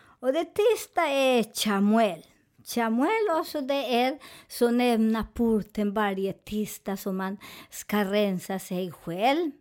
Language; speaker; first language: Swedish; non-native, fluent; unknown